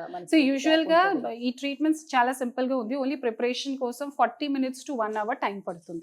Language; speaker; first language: Telugu; non-native, local second language; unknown